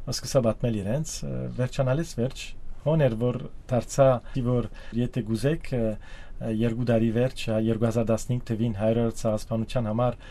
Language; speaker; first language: Armenian; early bilingual, heritage; Armenian